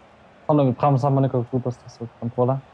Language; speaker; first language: Macedonian; early bilingual, heritage; German